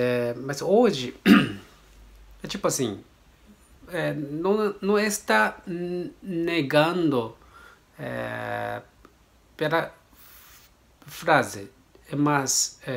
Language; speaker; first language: Portuguese; non-native, learner; Japanese